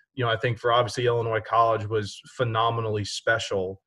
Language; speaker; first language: English; native; English